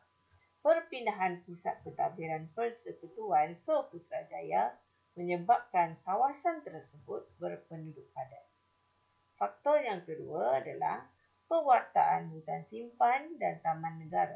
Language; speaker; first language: Malay; native; Malay